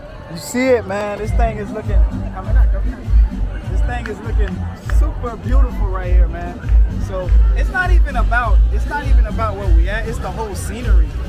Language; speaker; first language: English; native; English